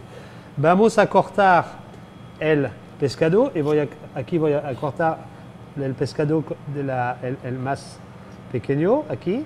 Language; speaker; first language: Spanish; non-native, fluent; French